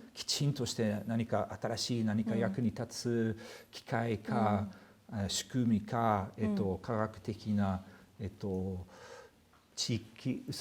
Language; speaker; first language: Japanese; non-native, fluent; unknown